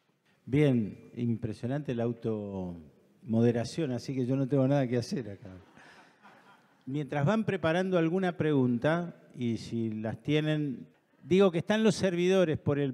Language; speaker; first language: Spanish; native; Spanish